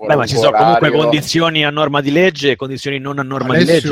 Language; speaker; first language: Italian; native; Italian